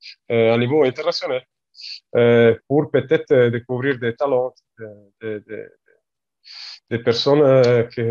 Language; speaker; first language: French; non-native, learner; Italian